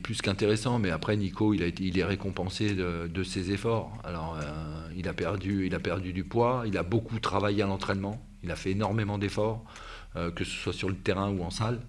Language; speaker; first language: French; native; French